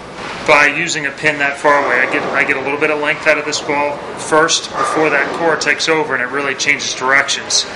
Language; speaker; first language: English; native; English